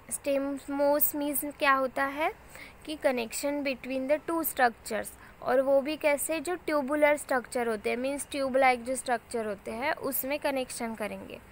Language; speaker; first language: Hindi; non-native, local second language; Marathi